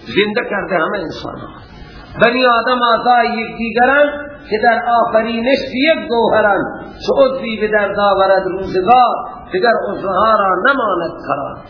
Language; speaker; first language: Persian; native; Persian